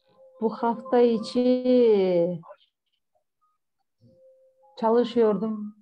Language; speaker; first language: Turkish; non-native, learner; Kyrgyz